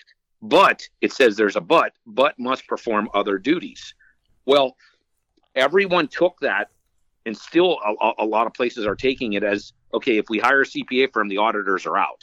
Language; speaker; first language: English; native; English